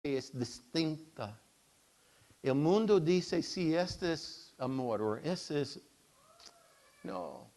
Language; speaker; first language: Spanish; non-native, fluent; English